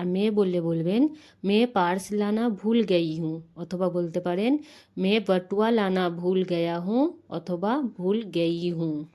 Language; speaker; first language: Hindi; non-native, local second language; Bangla